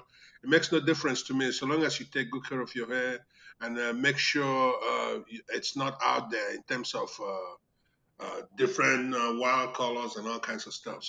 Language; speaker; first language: English; non-native, local second language; Igbo